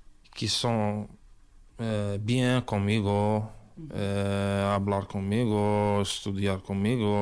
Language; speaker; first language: Spanish; non-native, learner; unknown